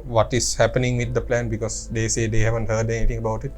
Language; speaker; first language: English; non-native, local second language; Sinhala